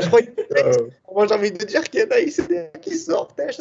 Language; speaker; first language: French; native; French